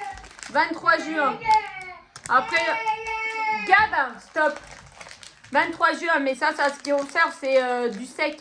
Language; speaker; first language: French; native; French